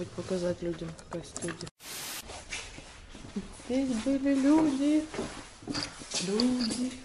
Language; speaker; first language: Russian; native; Russian